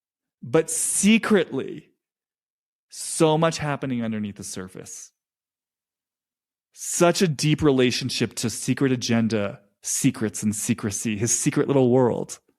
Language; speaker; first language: English; native; English